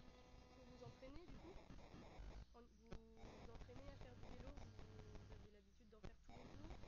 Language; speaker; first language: French; native; French